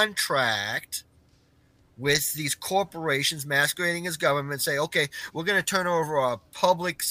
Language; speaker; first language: English; native; English